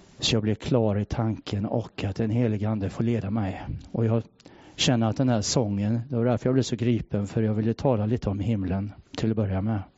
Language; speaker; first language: Swedish; native; Swedish